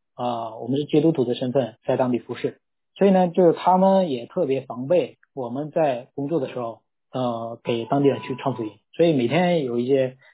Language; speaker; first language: Chinese; non-native, local second language; Korean